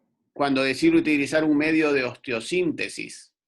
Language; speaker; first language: Spanish; native; Spanish